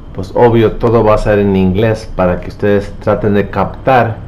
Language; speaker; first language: Spanish; native; Spanish